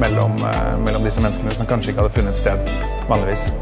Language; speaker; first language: Norwegian; native; Norwegian